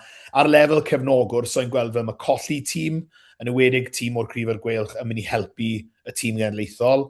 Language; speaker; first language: Welsh; native; Welsh